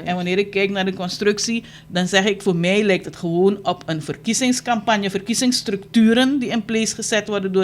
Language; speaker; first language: Dutch; native; Dutch